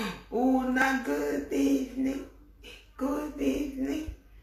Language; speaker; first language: English; non-native, local second language; Bini